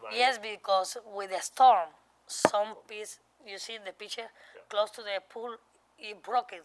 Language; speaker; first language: English; non-native, learner; Spanish